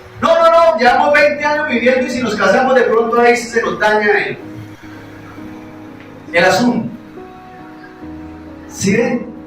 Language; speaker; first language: Spanish; native; Spanish